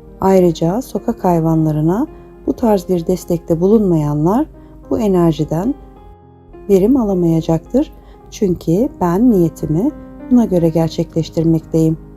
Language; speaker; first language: Turkish; native; Turkish